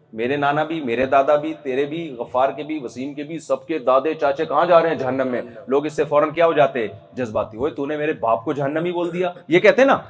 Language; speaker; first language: Urdu; native; Urdu